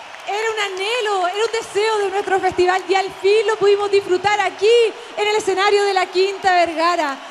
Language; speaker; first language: Spanish; native; Spanish